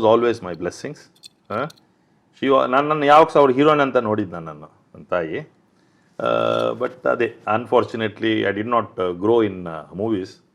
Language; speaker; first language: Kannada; non-native, local second language; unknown